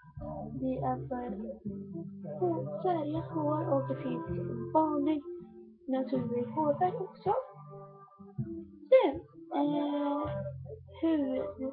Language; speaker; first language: Swedish; non-native, learner; Korean